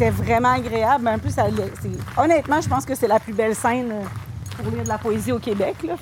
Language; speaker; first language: French; native; French